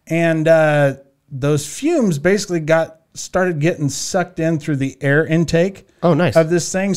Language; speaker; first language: English; native; English